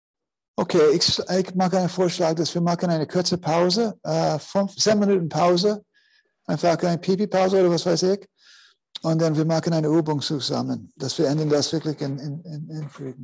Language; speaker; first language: German; non-native, fluent; English